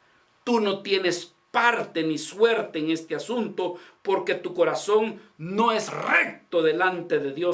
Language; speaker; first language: Spanish; native; Spanish